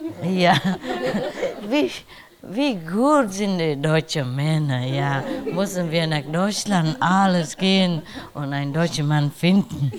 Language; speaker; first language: German; non-native, learner; Vietnamese